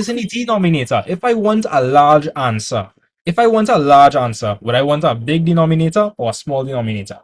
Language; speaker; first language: English; native; English